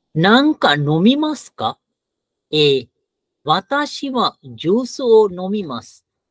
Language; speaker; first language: Japanese; non-native, fluent; Sinhala